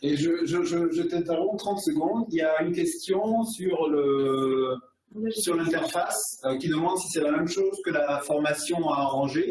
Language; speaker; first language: French; native; French